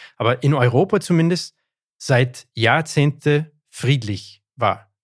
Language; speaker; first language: German; non-native, fluent; English